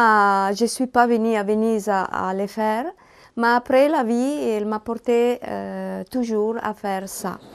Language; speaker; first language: French; non-native, learner; Italian